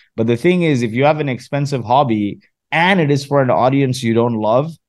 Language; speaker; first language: English; early bilingual, other home language; Arabic